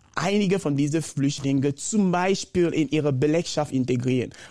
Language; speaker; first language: German; non-native, fluent; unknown